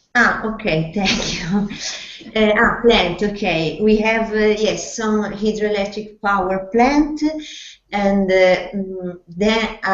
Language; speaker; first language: English; non-native, learner; Italian